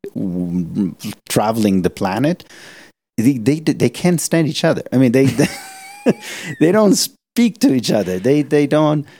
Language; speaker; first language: English; non-native, fluent; Italian